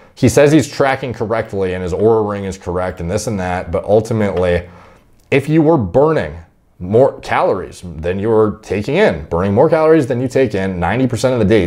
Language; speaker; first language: English; native; English